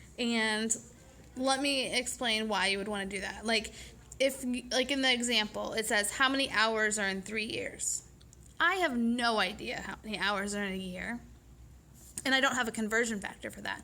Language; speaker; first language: English; native; English